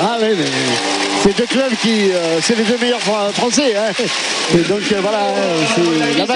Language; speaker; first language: French; native; French